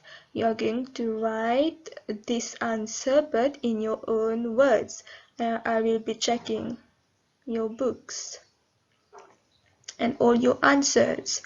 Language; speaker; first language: English; non-native, local second language; Morisyen